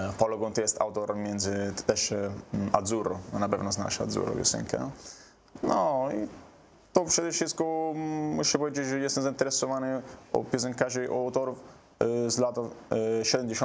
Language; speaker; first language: Polish; non-native, learner; Italian